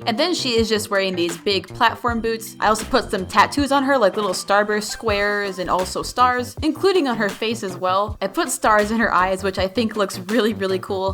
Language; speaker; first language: English; native; English